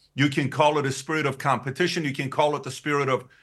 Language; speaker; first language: English; early bilingual, other home language; Persian